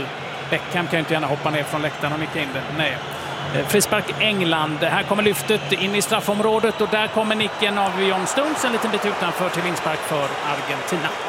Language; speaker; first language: Swedish; native; Swedish